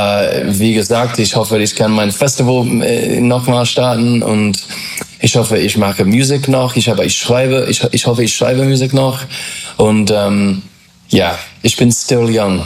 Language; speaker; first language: German; non-native, learner; English